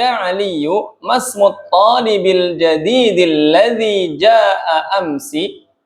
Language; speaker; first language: Arabic; non-native, fluent; Indonesian